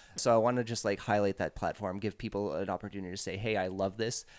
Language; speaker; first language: English; native; English